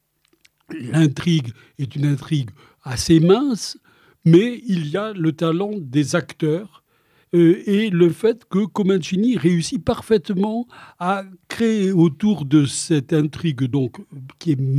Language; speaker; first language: French; native; French